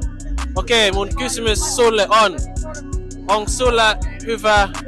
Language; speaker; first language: Finnish; non-native, learner; English